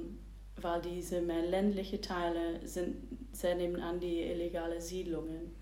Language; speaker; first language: German; non-native, fluent; English